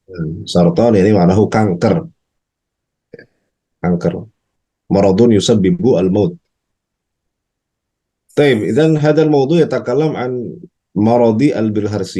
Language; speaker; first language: Arabic; non-native, fluent; Indonesian